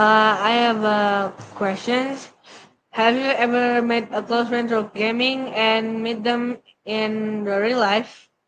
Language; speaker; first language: English; non-native, learner; Indonesian